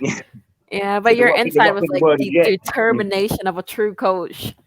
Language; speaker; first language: English; non-native, fluent; Khmer